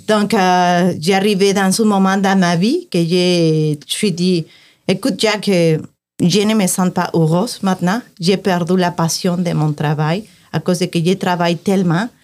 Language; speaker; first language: French; non-native, fluent; Spanish